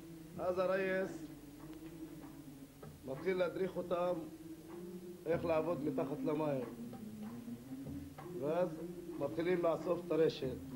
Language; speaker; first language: Hebrew; non-native, local second language; Arabic